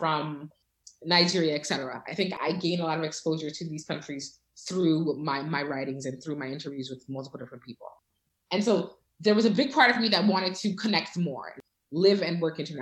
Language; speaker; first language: English; native; English